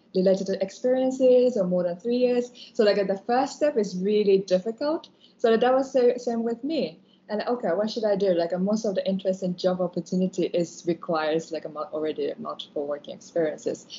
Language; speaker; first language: English; non-native, fluent; Japanese